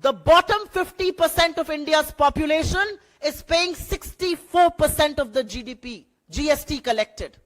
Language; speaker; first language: English; non-native, local second language; Hindi